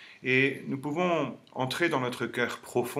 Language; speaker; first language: French; native; French